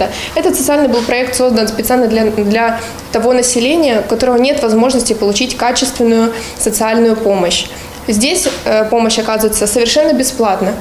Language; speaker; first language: Russian; native; Russian